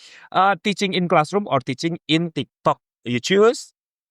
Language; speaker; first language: English; non-native, fluent; Indonesian